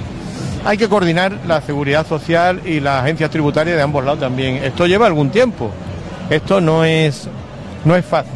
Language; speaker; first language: Spanish; native; Spanish